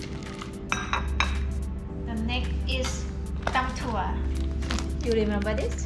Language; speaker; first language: English; non-native, learner; Thai